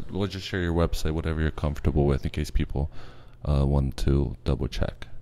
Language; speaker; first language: English; non-native, fluent; Portuguese